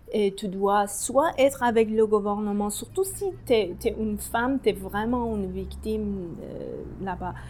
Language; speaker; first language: French; non-native, fluent; Persian